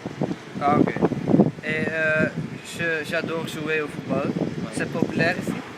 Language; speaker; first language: French; non-native, learner; Dutch